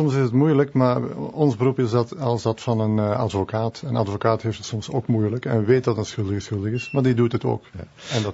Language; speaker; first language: Dutch; native; Dutch